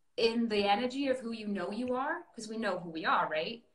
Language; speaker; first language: English; native; English